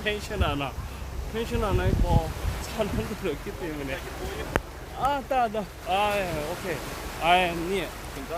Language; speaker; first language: Korean; native; Korean